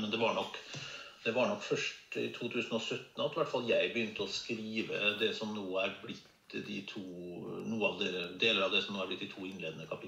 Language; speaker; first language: Norwegian; native; Norwegian